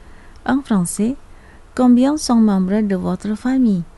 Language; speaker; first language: French; non-native, fluent; Indonesian